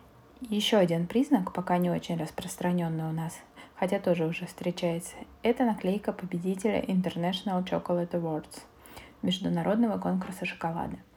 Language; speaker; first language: Russian; native; Russian